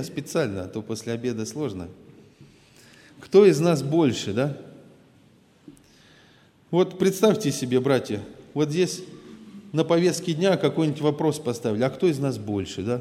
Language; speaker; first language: Russian; native; Russian